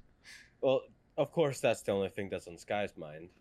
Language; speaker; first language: English; non-native, fluent; Danish